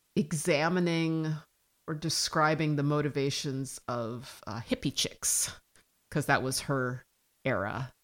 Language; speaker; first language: English; native; English